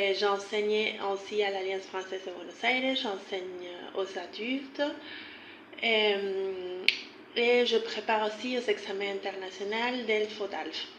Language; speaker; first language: French; non-native, fluent; Spanish